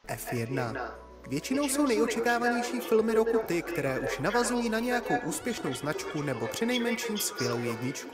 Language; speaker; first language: Czech; native; Czech